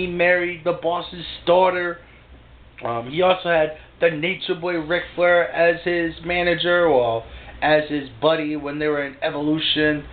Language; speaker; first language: English; native; English